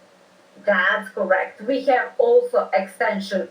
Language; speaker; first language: English; non-native, fluent; Serbian